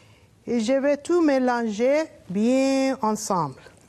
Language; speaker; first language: French; non-native, learner; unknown